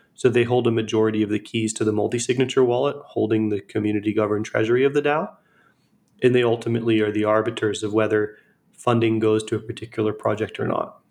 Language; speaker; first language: English; native; English